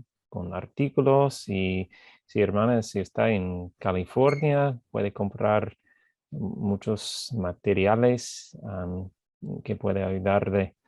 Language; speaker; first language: Spanish; non-native, fluent; English